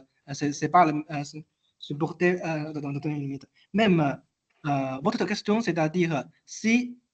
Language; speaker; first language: French; non-native, learner; Chinese